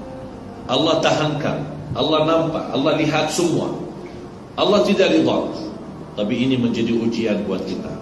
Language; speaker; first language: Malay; non-native, fluent; Arabic